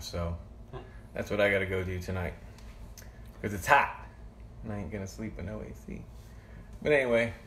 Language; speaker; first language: English; native; English